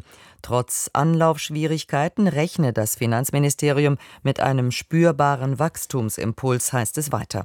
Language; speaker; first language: German; native; German